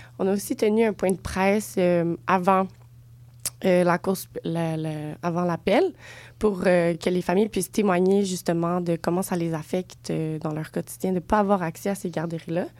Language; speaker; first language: French; native; French